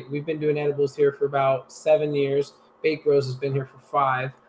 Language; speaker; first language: English; native; English